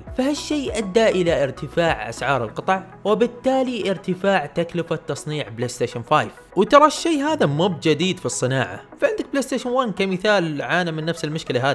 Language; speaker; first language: Arabic; native; Arabic